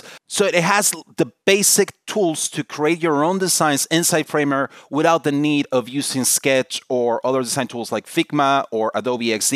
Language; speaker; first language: English; non-native, fluent; Spanish